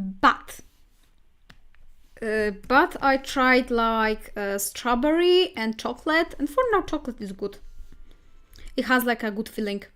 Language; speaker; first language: English; non-native, fluent; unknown